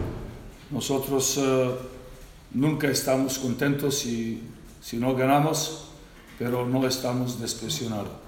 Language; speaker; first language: Spanish; non-native, learner; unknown